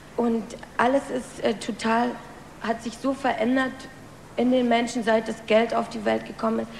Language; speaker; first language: German; native; German